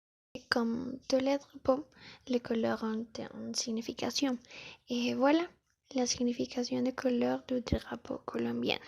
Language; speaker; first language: French; non-native, learner; Spanish